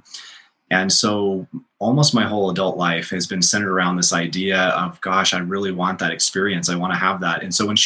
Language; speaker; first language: English; native; English